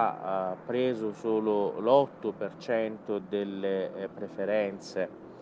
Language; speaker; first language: Italian; non-native, fluent; Persian